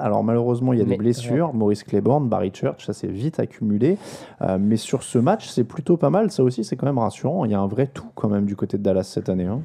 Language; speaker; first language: French; native; French